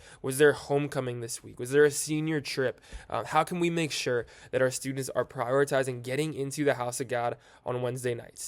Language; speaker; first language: English; native; English